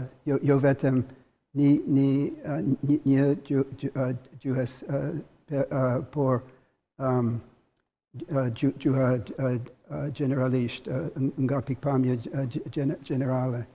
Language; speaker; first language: Albanian; non-native, learner; English